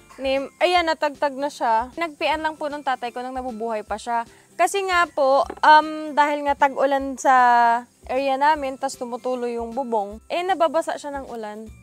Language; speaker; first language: Filipino; native; Filipino